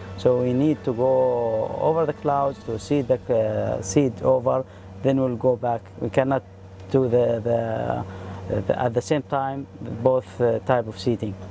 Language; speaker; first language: English; non-native, fluent; Arabic